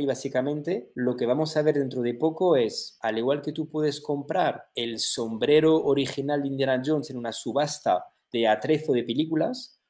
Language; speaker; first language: Spanish; native; Spanish